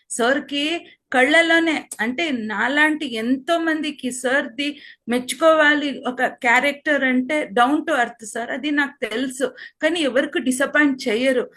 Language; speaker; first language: Telugu; non-native, local second language; Kannada